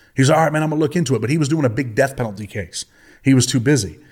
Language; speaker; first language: English; native; English